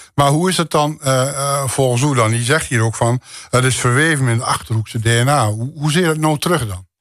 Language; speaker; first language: Dutch; native; Dutch